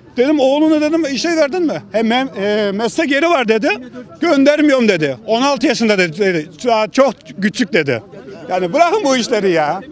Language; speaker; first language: Turkish; early bilingual, heritage; Turkish